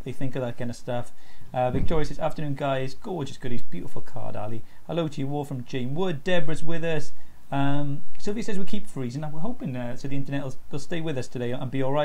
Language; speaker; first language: English; native; English